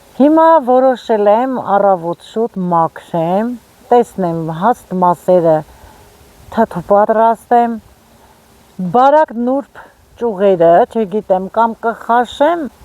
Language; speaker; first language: Armenian; native; Armenian